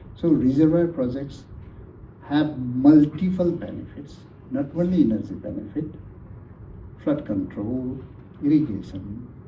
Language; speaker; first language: English; non-native, fluent; Nepali